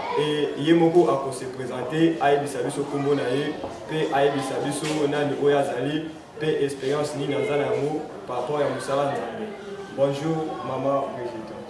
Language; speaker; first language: Lingala; native; Lingala